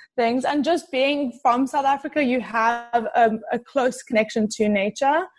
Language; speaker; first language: English; native; English